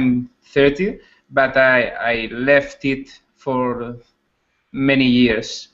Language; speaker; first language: English; non-native, learner; Spanish